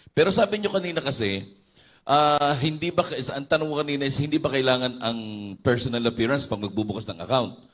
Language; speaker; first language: Filipino; native; Filipino